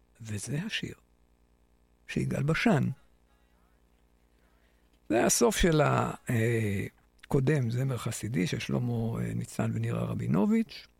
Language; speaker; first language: Hebrew; native; Hebrew